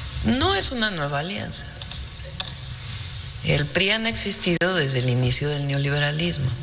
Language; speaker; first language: Spanish; native; Spanish